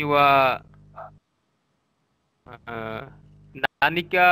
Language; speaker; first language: Japanese; non-native, learner; Bangla